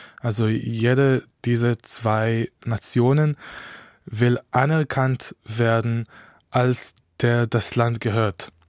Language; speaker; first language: German; non-native, fluent; Hebrew